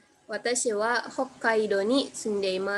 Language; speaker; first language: Japanese; non-native, fluent; Indonesian